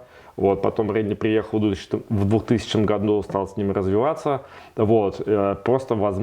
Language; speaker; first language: Russian; native; Russian